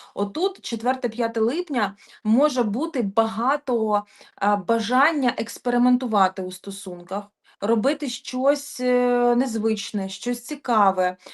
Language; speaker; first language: Ukrainian; native; Ukrainian